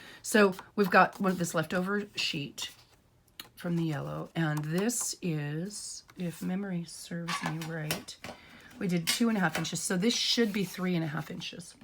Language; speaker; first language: English; native; English